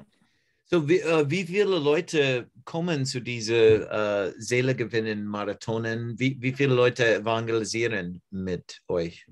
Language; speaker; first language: German; non-native, learner; English